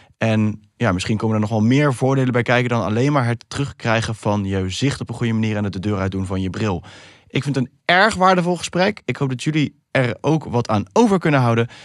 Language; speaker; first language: Dutch; early bilingual, other home language; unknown